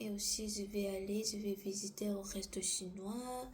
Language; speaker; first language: French; non-native, learner; Korean